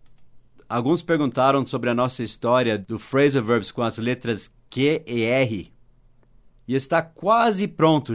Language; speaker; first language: Portuguese; non-native, fluent; English